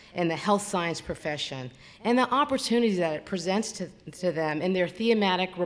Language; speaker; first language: English; native; English